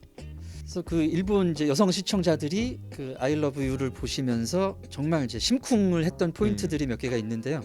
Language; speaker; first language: Korean; native; Korean